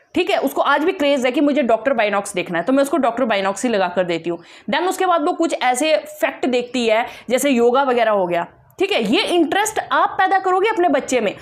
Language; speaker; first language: Hindi; non-native, local second language; Dogri